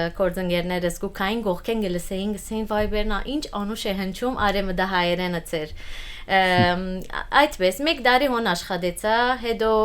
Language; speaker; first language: Armenian; early bilingual, heritage; Armenian